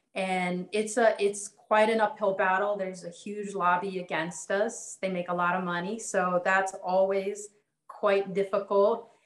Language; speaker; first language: English; native; English